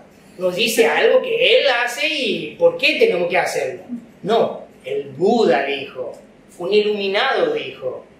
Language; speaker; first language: Spanish; non-native, fluent; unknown